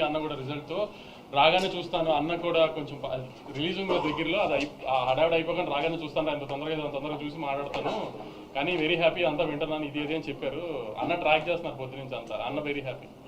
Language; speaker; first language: Telugu; native; Telugu